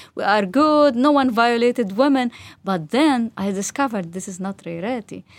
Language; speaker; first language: English; non-native, fluent; Arabic